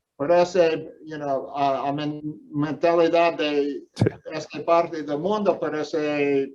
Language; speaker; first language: Spanish; non-native, fluent; English